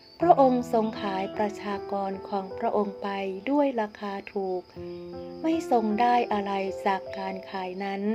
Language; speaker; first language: Thai; native; Thai